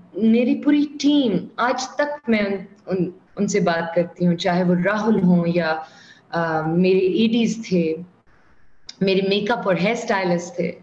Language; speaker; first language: Urdu; native; Urdu